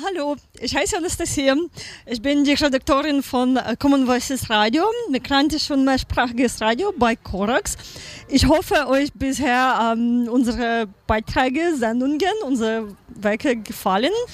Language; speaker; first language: German; non-native, learner; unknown